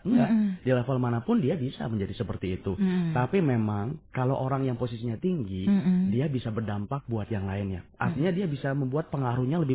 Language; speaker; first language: Indonesian; native; Indonesian